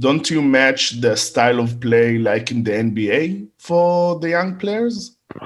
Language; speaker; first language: English; non-native, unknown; Hebrew